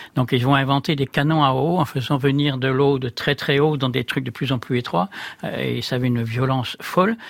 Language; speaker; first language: French; native; French